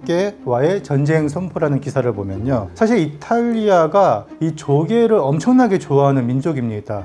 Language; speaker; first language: Korean; native; Korean